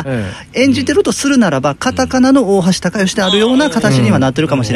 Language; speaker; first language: Japanese; native; Japanese